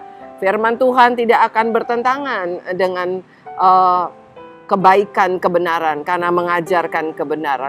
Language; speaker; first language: Indonesian; native; Indonesian